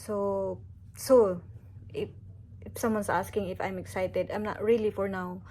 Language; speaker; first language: English; non-native, local second language; Cebuano